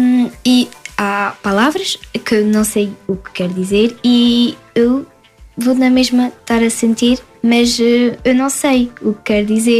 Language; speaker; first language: Portuguese; early bilingual, heritage; French